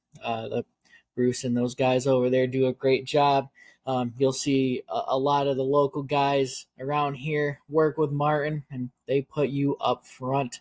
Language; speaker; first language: English; native; English